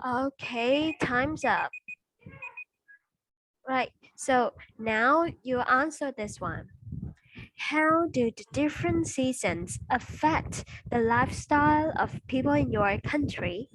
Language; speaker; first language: English; non-native, fluent; Vietnamese